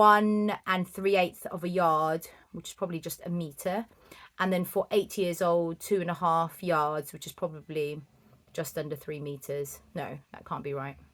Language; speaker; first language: English; native; English